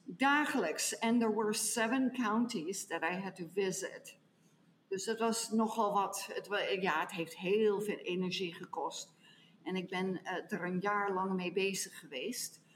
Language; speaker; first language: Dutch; native; Dutch